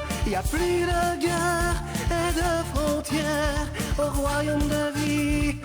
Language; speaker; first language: French; non-native, local second language; Arabic